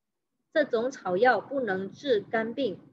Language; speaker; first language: Chinese; non-native, fluent; Indonesian